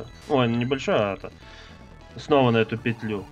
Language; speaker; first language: Russian; native; Russian